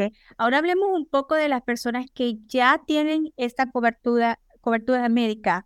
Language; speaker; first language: Spanish; native; Spanish